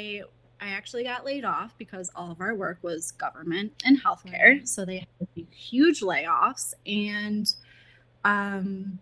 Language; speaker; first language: English; native; English